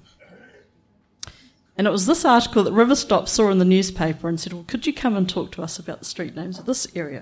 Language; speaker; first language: English; native; English